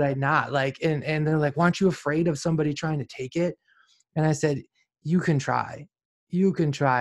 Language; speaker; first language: English; native; English